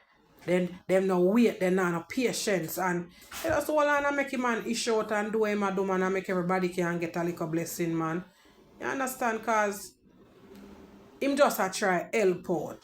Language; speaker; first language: English; native; English